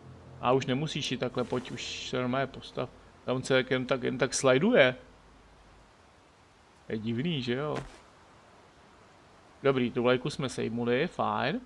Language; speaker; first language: Czech; native; Czech